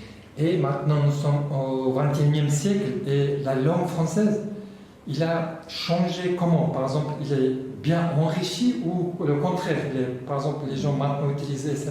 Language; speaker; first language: French; non-native, learner; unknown